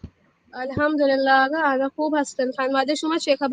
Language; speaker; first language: Persian; non-native, learner; Urdu